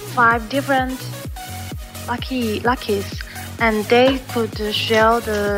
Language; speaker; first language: English; non-native, learner; Chinese